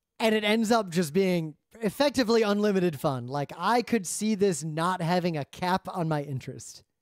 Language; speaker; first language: English; native; English